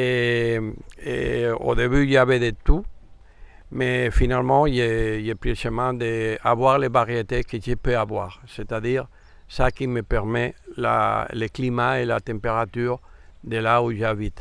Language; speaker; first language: French; non-native, fluent; Spanish